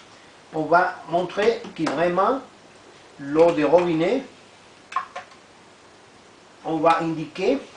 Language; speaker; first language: French; non-native, learner; Italian